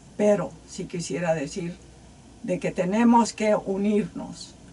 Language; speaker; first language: Spanish; native; Spanish